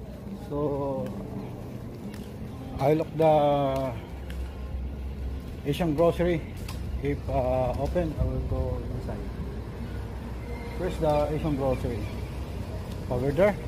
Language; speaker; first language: English; non-native, learner; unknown